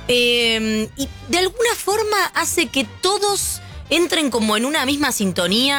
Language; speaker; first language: Spanish; native; Spanish